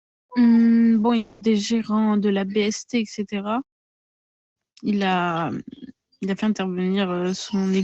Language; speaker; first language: French; native; French